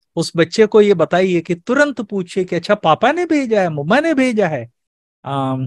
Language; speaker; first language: Hindi; non-native, local second language; Malayalam